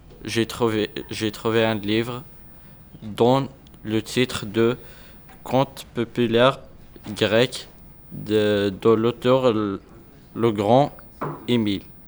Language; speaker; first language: French; non-native, learner; Arabic